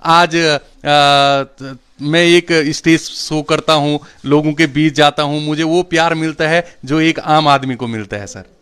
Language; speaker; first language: Hindi; non-native, local second language; Garhwali